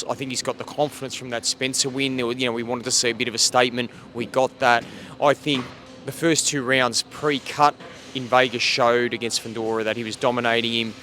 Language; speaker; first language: English; native; English